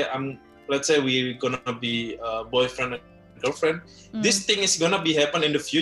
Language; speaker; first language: English; non-native, learner; Indonesian